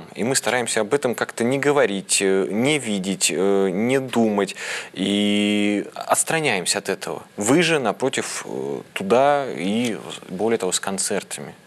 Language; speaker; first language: Russian; native; Russian